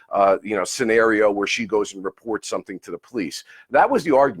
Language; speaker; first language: English; native; English